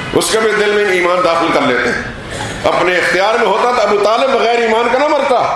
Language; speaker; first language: Urdu; native; Urdu